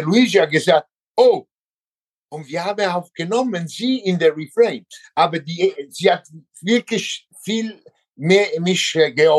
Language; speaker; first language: German; non-native, learner; Italian